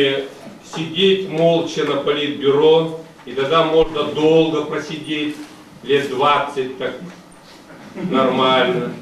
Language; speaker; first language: Russian; native; Russian